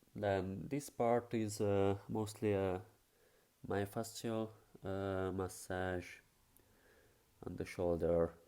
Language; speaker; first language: English; non-native, fluent; Hungarian